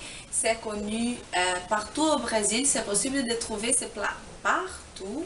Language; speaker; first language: French; non-native, fluent; Portuguese